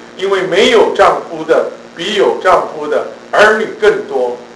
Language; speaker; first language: Chinese; native; Chinese